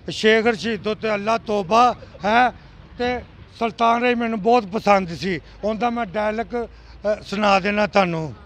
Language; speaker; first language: Punjabi; native; Punjabi